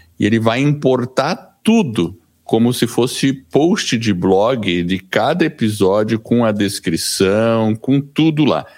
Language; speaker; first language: Portuguese; early bilingual, other home language; English